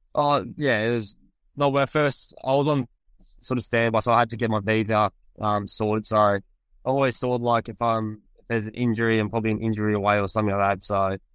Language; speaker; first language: English; native; English